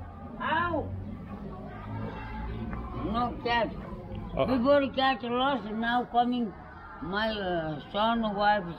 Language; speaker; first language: English; non-native, learner; Nepali